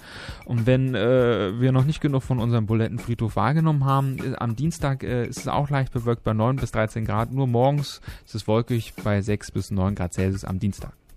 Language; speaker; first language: German; native; German